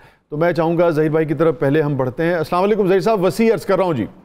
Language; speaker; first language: Urdu; native; Urdu